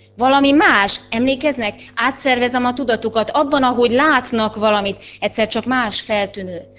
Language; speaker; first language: Hungarian; native; Hungarian